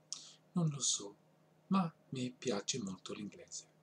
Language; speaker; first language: Italian; non-native, learner; English